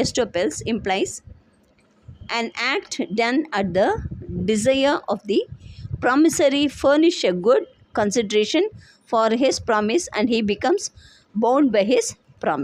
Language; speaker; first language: English; non-native, local second language; Tamil